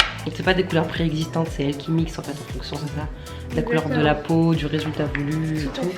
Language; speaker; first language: French; native; French